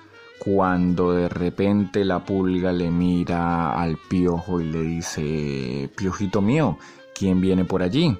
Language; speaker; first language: Spanish; native; Spanish